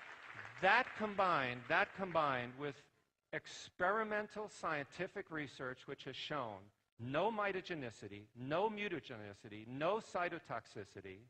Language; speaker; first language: English; native; English